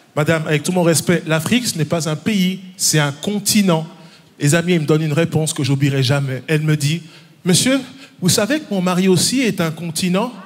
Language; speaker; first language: French; early bilingual, other home language; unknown